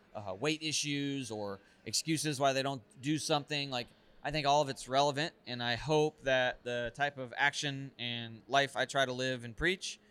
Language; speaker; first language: English; native; English